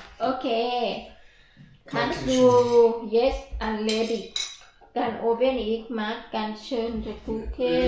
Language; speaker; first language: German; non-native, learner; Thai